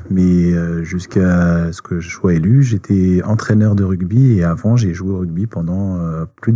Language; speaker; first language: French; native; French